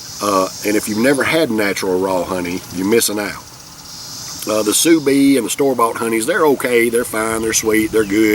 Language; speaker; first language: English; native; English